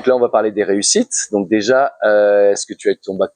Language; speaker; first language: French; native; French